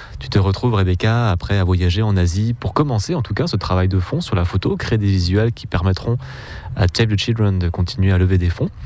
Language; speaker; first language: French; native; French